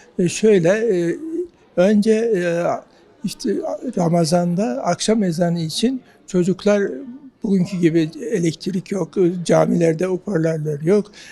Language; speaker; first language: Turkish; native; Turkish